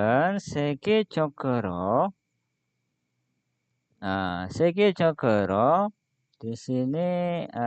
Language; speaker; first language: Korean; non-native, fluent; Indonesian